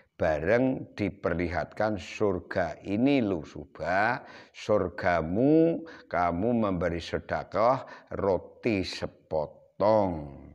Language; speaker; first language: Indonesian; non-native, local second language; Javanese